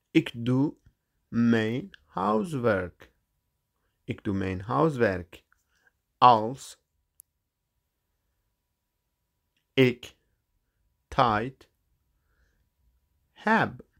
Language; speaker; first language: Dutch; non-native, learner; Turkish